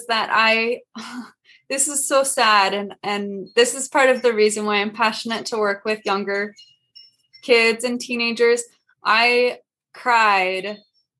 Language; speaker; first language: English; native; English